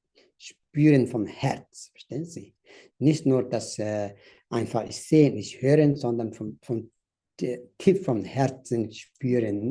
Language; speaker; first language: German; non-native, fluent; Tibetan